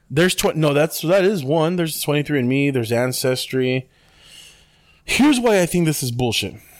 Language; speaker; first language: English; early bilingual, other home language; Spanish